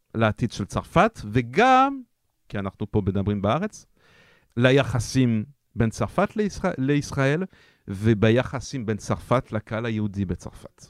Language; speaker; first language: Hebrew; non-native, fluent; French